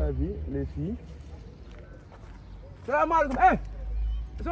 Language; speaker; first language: French; non-native, local second language; Wolof